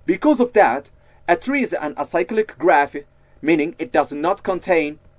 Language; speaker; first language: English; non-native, local second language; Amharic